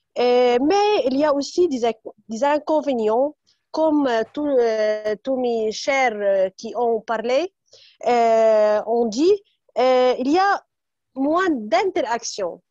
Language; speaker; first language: French; non-native, fluent; Arabic